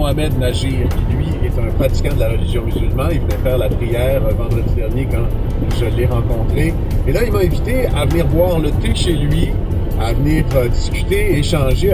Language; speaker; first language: French; native; French